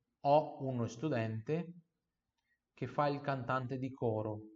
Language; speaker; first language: Italian; non-native, fluent; Portuguese